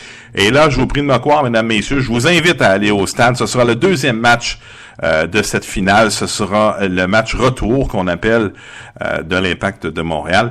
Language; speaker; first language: French; native; French